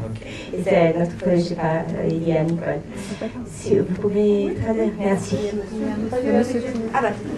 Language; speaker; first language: French; non-native, fluent; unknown